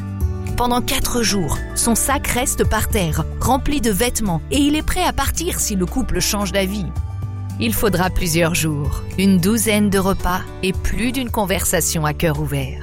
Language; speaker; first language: French; native; French